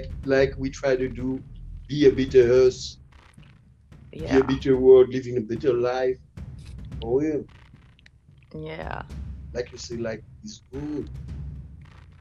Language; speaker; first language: English; non-native, learner; French